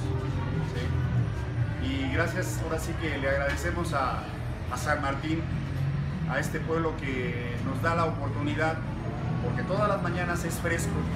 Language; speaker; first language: Spanish; native; Spanish